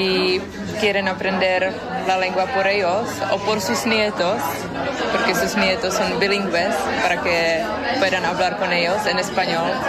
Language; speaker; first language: Spanish; non-native, fluent; Czech